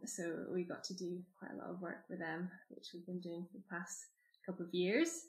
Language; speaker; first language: English; native; English